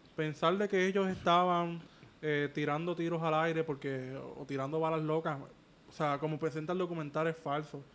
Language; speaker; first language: Spanish; native; Spanish